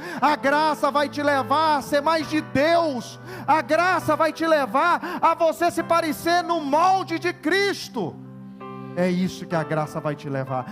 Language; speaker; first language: Portuguese; native; Portuguese